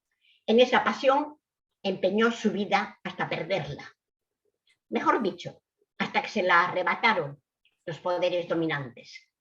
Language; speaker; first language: Spanish; native; Spanish